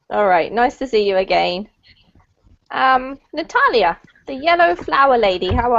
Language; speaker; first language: English; native; English